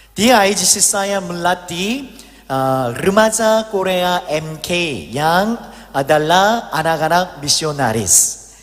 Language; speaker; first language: Indonesian; non-native, learner; Korean